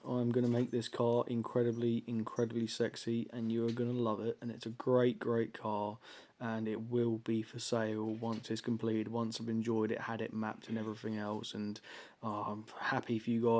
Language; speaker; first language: English; native; English